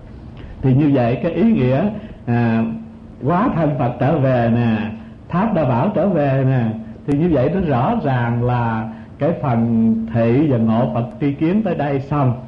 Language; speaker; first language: Vietnamese; native; Vietnamese